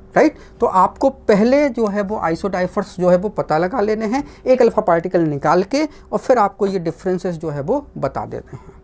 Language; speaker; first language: Hindi; non-native, local second language; Gujarati